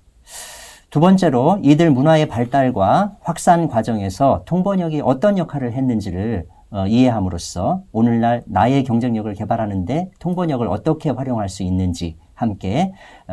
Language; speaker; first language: Korean; native; Korean